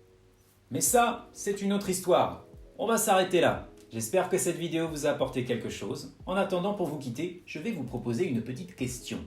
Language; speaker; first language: French; native; French